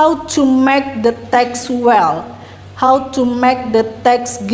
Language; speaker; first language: English; non-native, learner; Indonesian